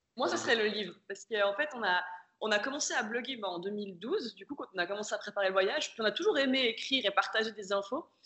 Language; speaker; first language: French; native; French